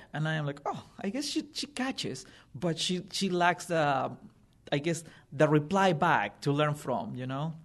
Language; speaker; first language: English; non-native, fluent; Spanish